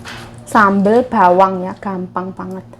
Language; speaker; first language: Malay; non-native, local second language; Javanese